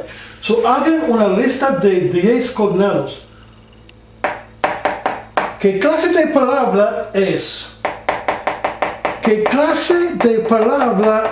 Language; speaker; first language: Spanish; non-native, learner; English